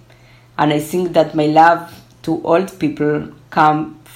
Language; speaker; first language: English; early bilingual, other home language; Spanish